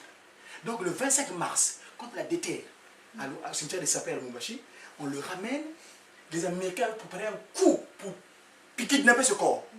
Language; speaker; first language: French; non-native, local second language; Kongo